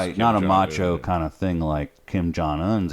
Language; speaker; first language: English; native; English